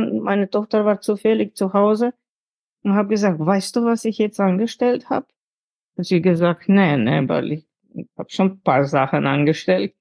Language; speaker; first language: German; non-native, fluent; Slovenian